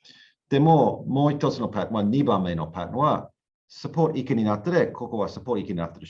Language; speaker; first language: Japanese; non-native, learner; English